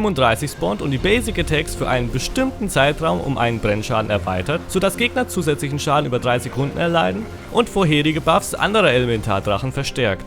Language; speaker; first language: German; native; German